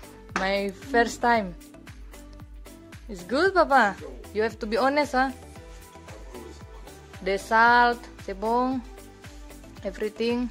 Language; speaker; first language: English; non-native, learner; Indonesian